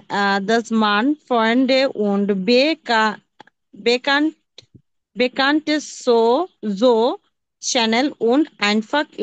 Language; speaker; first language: German; non-native, learner; Bangla